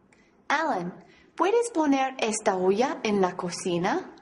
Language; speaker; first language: Spanish; non-native, fluent; English